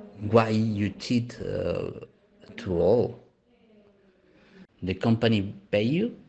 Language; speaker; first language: English; non-native, learner; Spanish